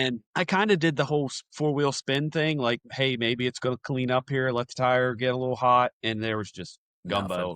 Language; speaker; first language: English; native; English